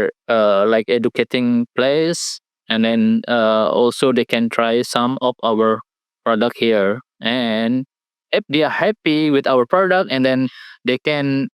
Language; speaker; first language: English; non-native, learner; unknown